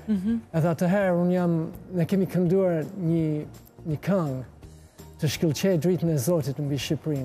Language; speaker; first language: Albanian; non-native, learner; English